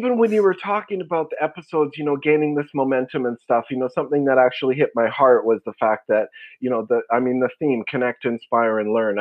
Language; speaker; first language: English; native; English